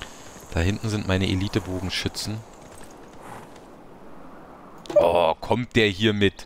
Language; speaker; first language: German; native; German